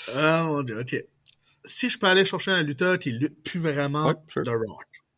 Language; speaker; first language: French; native; French